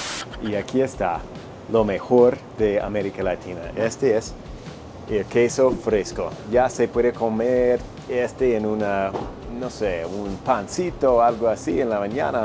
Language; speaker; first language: Spanish; non-native, fluent; English